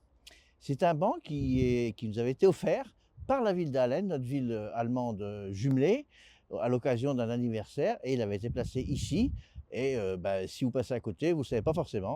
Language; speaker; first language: French; native; French